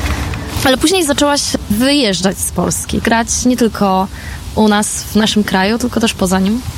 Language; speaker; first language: Polish; native; Polish